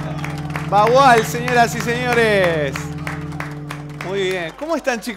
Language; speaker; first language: Spanish; native; Spanish